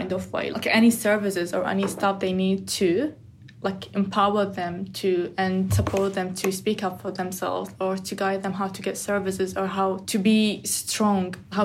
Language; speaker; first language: English; non-native, fluent; Arabic